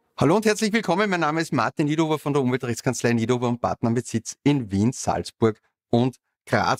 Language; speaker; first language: German; native; German